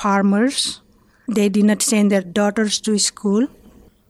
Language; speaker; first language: English; non-native, fluent; Nepali